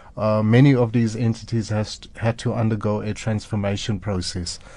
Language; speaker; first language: English; native; English